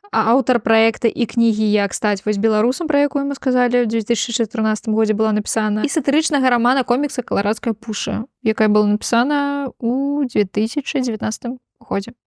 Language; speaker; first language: Belarusian; non-native, local second language; Russian